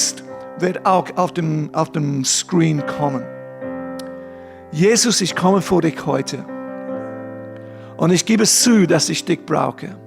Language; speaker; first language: German; non-native, fluent; English